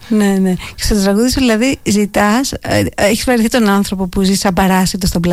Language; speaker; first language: Greek; native; Greek